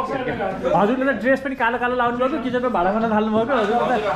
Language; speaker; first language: Nepali; native; Nepali